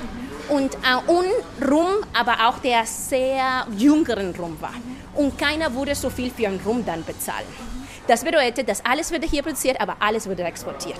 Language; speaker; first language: German; non-native, fluent; Spanish